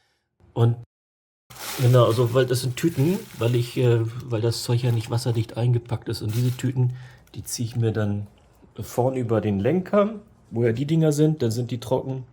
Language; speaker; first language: German; native; German